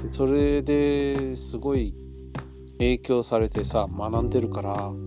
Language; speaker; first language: Japanese; early bilingual, heritage; Japanese